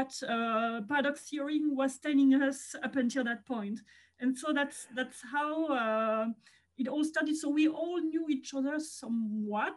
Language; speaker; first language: English; non-native, fluent; French